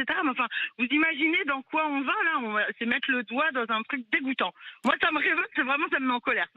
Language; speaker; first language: French; native; French